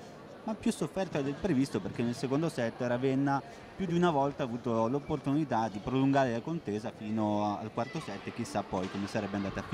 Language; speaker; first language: Italian; native; Italian